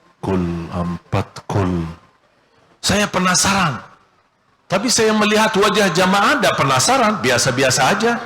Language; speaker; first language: Malay; non-native, fluent; Arabic